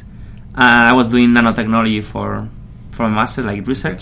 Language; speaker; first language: English; non-native, fluent; Spanish